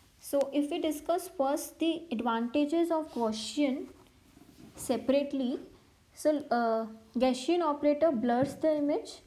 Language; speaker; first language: English; non-native, local second language; Hindi